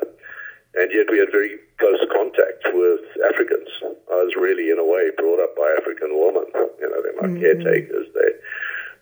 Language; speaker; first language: English; native; English